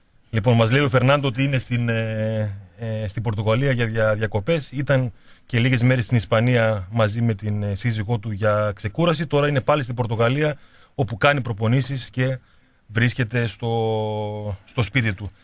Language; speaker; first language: Greek; native; Greek